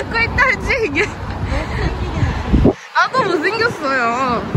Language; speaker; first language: Korean; non-native, learner; Portuguese